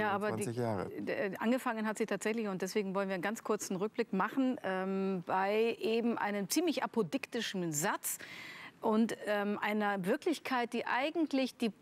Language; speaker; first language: German; native; German